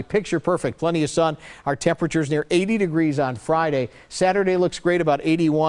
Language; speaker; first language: English; native; English